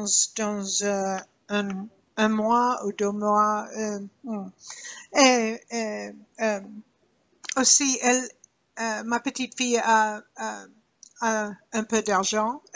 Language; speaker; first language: French; non-native, learner; English